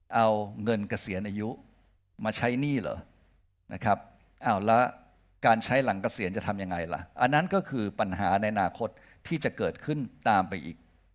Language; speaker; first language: Thai; native; Thai